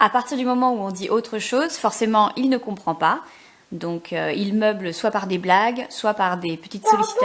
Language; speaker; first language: French; native; French